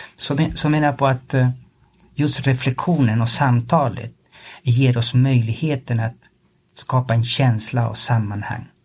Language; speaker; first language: Swedish; early bilingual, other home language; Spanish